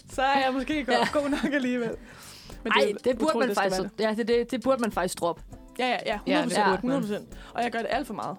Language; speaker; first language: Danish; native; Danish